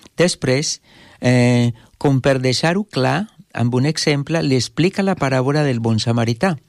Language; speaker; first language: Catalan; non-native, fluent; Spanish